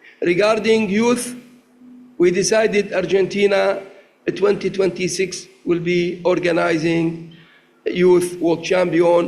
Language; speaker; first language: English; non-native, learner; Arabic